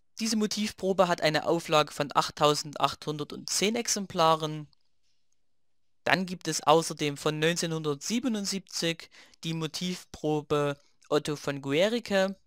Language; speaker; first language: German; native; German